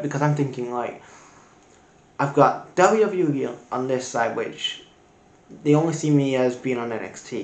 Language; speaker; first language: English; native; English